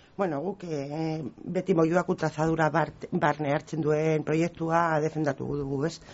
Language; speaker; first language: Basque; non-native, local second language; Spanish